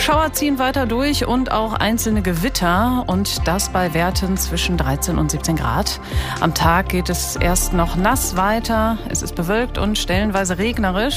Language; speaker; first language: German; native; German